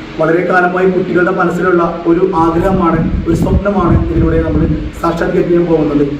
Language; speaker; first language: Malayalam; native; Malayalam